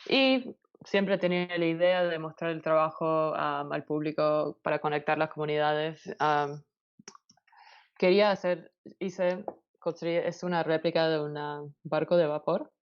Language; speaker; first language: Spanish; early bilingual, heritage; Spanish